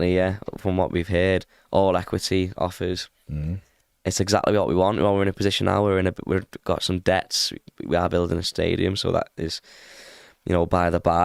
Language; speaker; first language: English; native; English